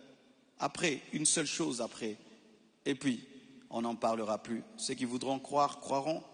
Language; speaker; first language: French; non-native, local second language; Lingala